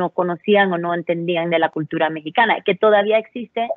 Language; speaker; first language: Spanish; early bilingual, heritage; Spanish